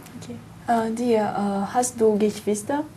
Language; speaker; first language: German; non-native, learner; Portuguese